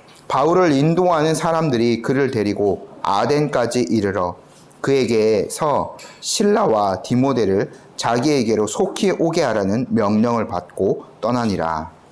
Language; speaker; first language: Korean; native; Korean